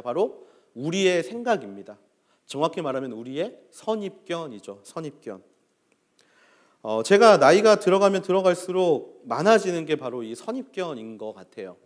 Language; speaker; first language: Korean; native; Korean